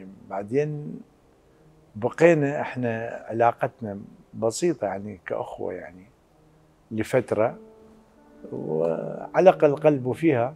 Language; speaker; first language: Arabic; native; Arabic